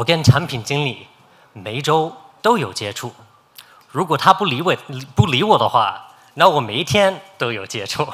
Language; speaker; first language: Chinese; non-native, fluent; English